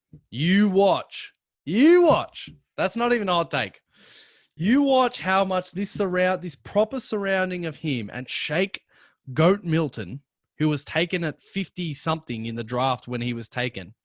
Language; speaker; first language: English; native; English